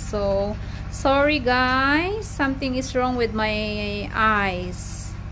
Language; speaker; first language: English; non-native, learner; Filipino